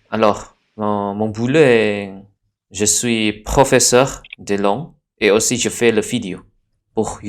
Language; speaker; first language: French; non-native, fluent; Indonesian